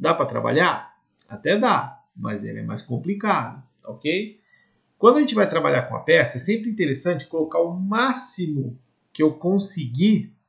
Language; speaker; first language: Portuguese; native; Portuguese